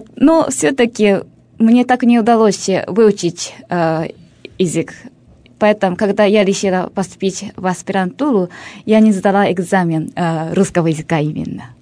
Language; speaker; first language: Russian; non-native, fluent; Japanese